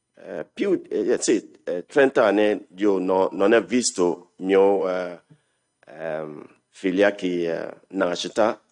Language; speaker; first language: Italian; non-native, learner; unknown